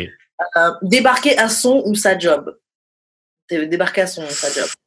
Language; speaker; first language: French; native; French